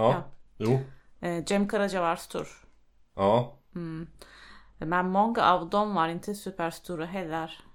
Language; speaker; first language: Swedish; non-native, fluent; Turkish